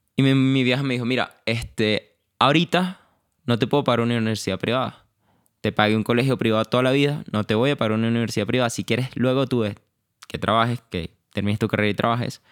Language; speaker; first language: Spanish; native; Spanish